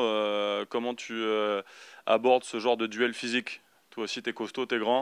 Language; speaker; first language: French; native; French